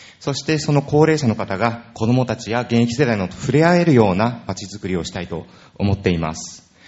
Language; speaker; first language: Japanese; native; Japanese